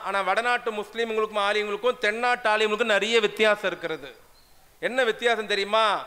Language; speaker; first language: Tamil; non-native, local second language; Urdu